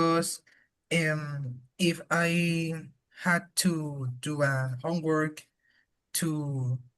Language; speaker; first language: English; non-native, learner; Spanish